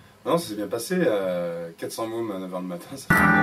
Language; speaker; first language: French; native; French